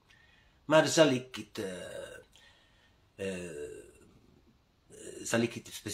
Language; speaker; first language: Dutch; non-native, learner; Italian